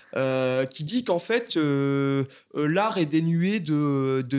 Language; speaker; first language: French; native; French